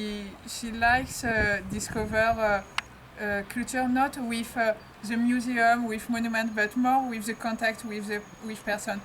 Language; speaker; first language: English; non-native, learner; French